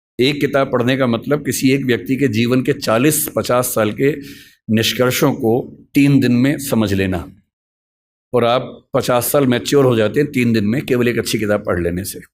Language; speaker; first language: Hindi; native; Hindi